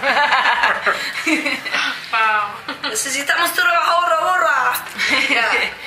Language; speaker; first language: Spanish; non-native, learner; English